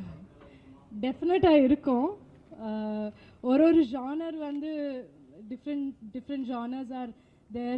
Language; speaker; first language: Tamil; non-native, local second language; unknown